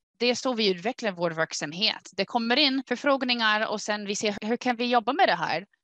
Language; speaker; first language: Swedish; non-native, fluent; English